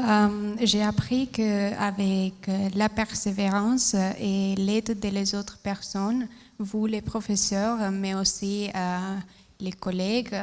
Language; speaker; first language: French; non-native, fluent; Spanish